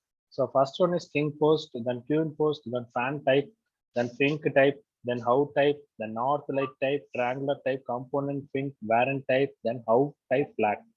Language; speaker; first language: English; non-native, local second language; Tamil